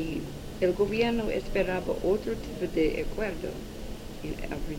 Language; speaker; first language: Spanish; non-native, learner; English